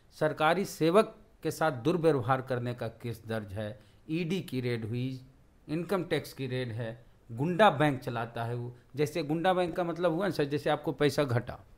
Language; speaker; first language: Hindi; native; Hindi